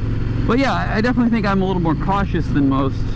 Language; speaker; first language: English; native; English